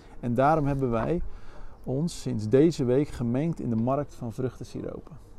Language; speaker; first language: Dutch; native; Dutch